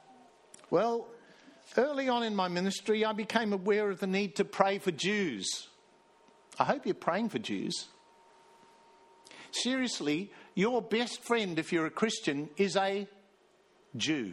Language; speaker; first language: English; native; English